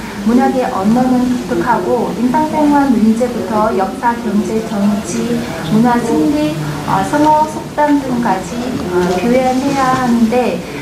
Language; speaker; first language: Korean; non-native, fluent; Vietnamese